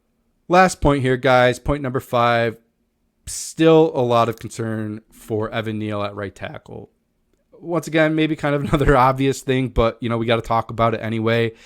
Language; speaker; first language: English; native; English